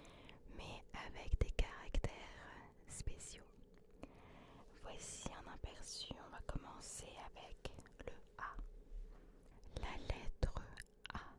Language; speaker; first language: French; early bilingual, other home language; Turkish